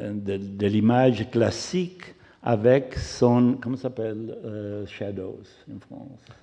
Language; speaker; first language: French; non-native, fluent; Italian